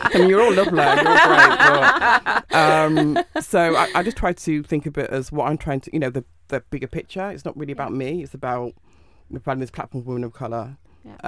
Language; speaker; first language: English; native; English